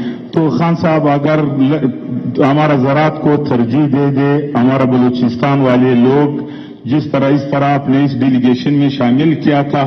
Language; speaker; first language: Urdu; non-native, local second language; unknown